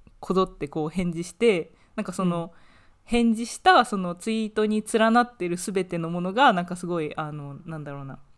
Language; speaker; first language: Japanese; native; Japanese